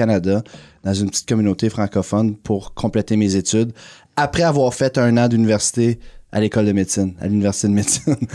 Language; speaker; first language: French; native; French